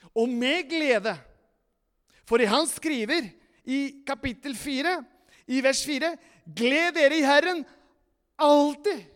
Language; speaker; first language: Norwegian; non-native, fluent; Spanish